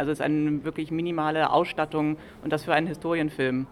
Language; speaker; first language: German; native; German